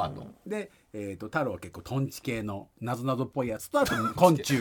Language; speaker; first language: Japanese; native; Japanese